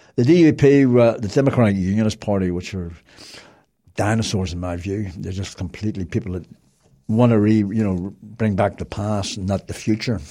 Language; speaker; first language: English; native; English